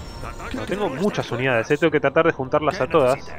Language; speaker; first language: Spanish; native; Spanish